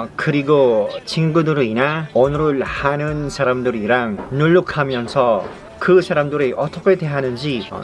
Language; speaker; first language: Korean; non-native, fluent; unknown